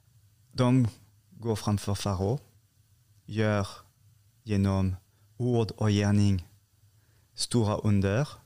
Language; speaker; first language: Swedish; non-native, fluent; French